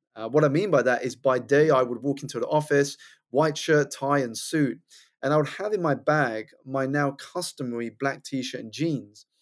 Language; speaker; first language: English; native; English